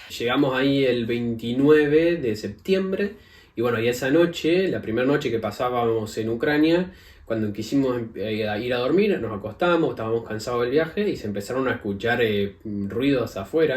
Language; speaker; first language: Spanish; native; Spanish